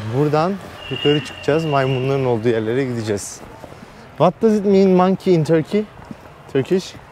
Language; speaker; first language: Turkish; native; Turkish